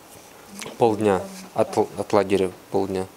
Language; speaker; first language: Russian; native; Russian